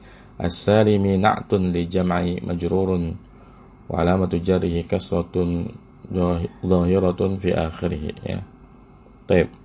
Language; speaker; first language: Arabic; non-native, fluent; Indonesian